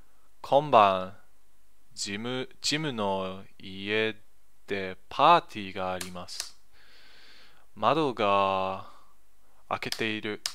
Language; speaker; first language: Japanese; non-native, learner; English